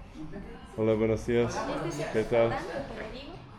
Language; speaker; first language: Spanish; non-native, fluent; English